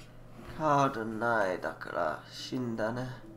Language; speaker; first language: Japanese; non-native, learner; English